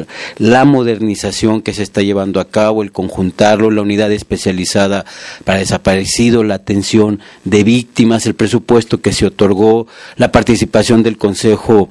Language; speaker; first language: Spanish; native; Spanish